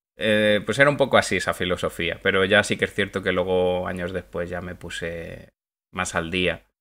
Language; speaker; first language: Spanish; native; Spanish